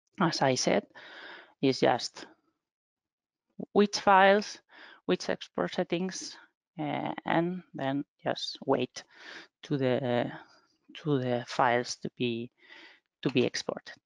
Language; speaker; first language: English; non-native, fluent; Spanish